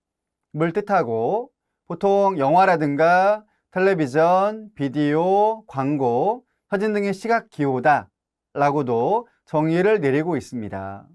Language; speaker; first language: Korean; native; Korean